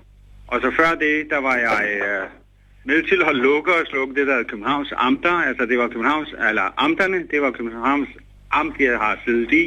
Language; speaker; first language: Danish; non-native, fluent; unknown